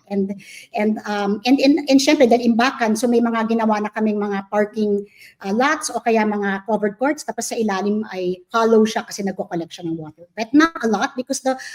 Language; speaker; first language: Filipino; native; Filipino